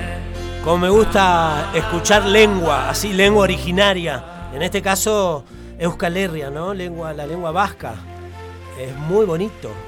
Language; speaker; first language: Spanish; native; Spanish